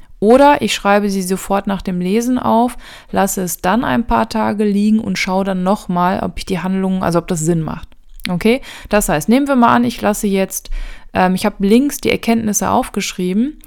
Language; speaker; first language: German; native; German